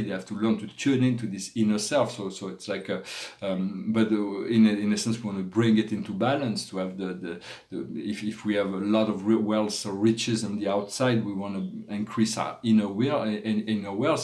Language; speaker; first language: English; non-native, fluent; French